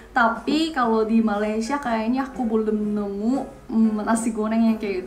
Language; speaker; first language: Indonesian; non-native, fluent; Korean